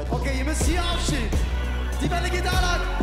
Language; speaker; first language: German; native; German